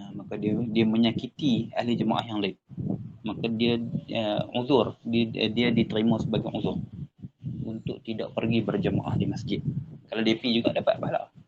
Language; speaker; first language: Malay; native; Malay